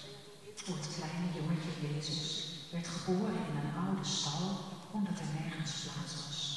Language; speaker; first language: Dutch; native; Dutch